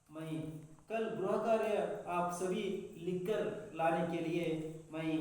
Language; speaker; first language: Hindi; non-native, local second language; Kannada